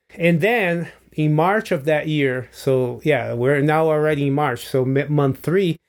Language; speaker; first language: English; non-native, fluent; Portuguese